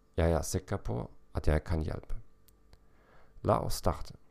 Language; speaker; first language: Norwegian; non-native, learner; German